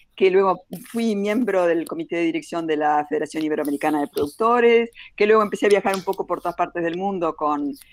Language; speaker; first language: Spanish; native; Spanish